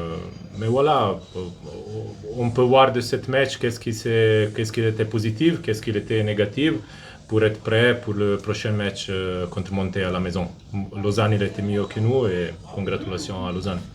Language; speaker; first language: French; non-native, fluent; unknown